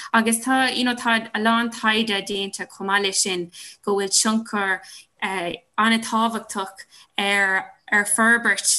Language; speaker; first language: Irish; non-native, local second language; English